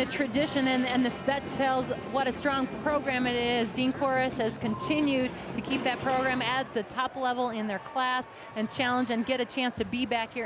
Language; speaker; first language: English; native; English